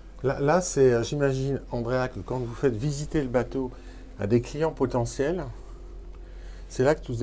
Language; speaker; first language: French; native; French